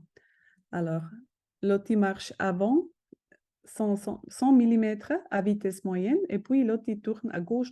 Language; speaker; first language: French; non-native, fluent; German